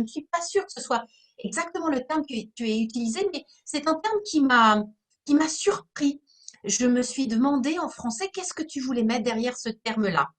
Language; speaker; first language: French; native; French